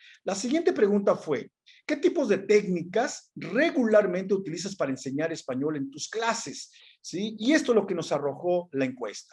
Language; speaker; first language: Spanish; native; Spanish